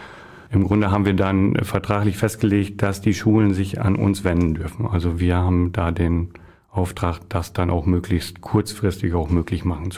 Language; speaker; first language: German; native; German